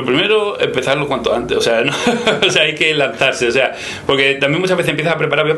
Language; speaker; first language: Spanish; native; Spanish